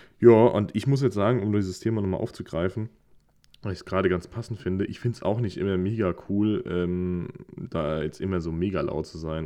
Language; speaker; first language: German; native; German